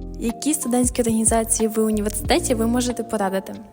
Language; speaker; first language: Ukrainian; native; Ukrainian